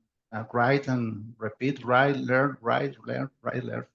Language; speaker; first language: English; non-native, learner; Spanish